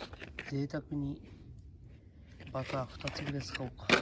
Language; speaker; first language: Japanese; native; Japanese